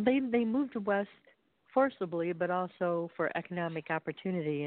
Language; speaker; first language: English; native; English